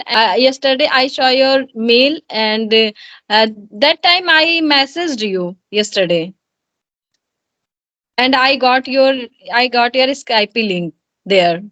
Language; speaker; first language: English; non-native, learner; Hindi